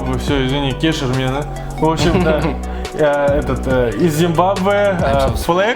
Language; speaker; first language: Russian; native; Russian